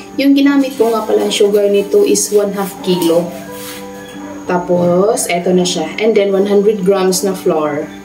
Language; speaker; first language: Filipino; non-native, local second language; Cebuano